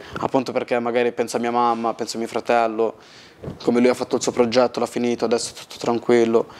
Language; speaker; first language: Italian; early bilingual, other home language; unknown